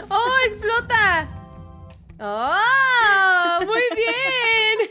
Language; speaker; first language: Spanish; native; Spanish